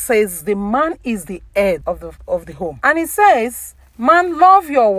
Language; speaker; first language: English; non-native, local second language; Yoruba